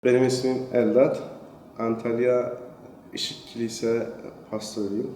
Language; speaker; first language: Turkish; non-native, fluent; Persian